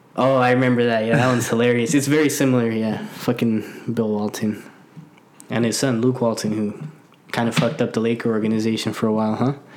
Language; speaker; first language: English; early bilingual, other home language; Spanish